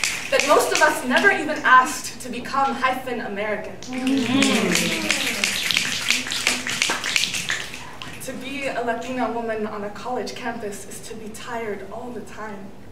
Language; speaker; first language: English; early bilingual, other home language; Spanish